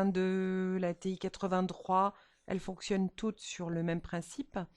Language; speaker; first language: French; native; French